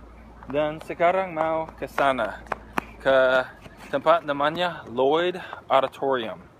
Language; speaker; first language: Indonesian; non-native, fluent; English